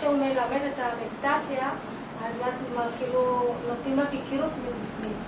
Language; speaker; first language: Hebrew; non-native, fluent; Marathi